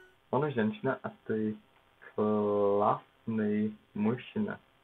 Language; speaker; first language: Russian; non-native, learner; English